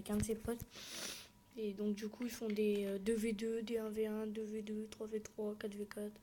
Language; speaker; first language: French; native; French